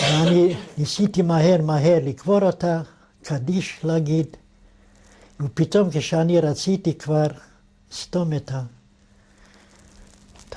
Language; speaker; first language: Hebrew; non-native, fluent; Yiddish